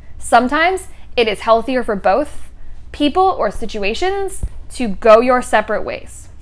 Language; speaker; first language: English; native; English